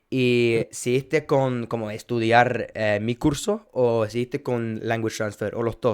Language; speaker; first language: Spanish; non-native, fluent; English